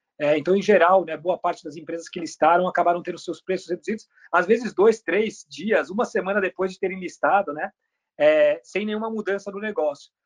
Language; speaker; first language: Portuguese; early bilingual, other home language; Spanish